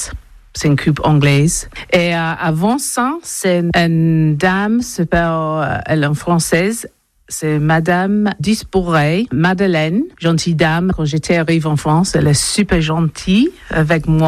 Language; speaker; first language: French; non-native, learner; English